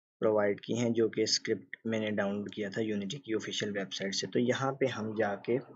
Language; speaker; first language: Urdu; native; Urdu